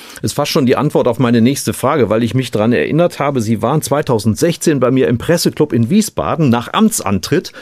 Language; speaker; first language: German; native; German